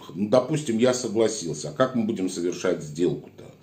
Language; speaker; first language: Russian; native; Russian